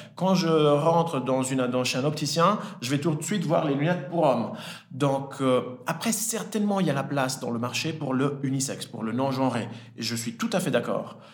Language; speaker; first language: French; early bilingual, other home language; Italian